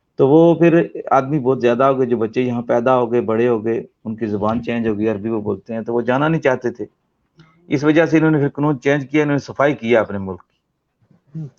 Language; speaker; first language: Urdu; non-native, local second language; Punjabi